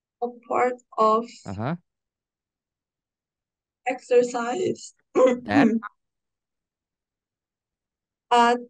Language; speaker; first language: English; non-native, learner; Indonesian